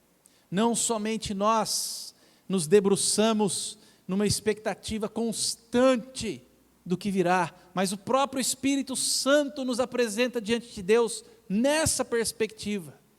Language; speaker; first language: Portuguese; native; Portuguese